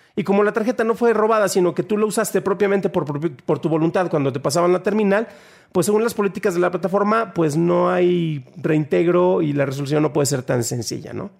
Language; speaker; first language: Spanish; native; Spanish